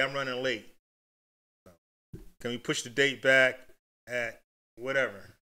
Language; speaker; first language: English; native; English